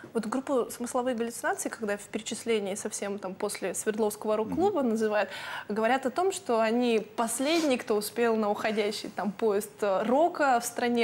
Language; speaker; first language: Russian; native; Russian